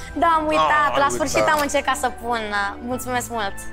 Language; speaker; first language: Romanian; early bilingual, heritage; Romanian